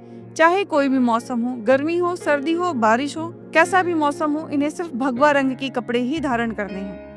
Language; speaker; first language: Hindi; native; Hindi